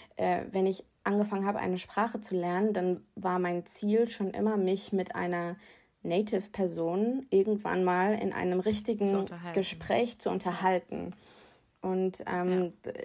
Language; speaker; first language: German; native; German